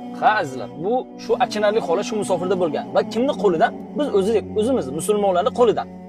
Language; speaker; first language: Uzbek; non-native, local second language; Tajik